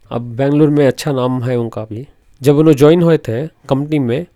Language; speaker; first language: Hindi; non-native, local second language; Urdu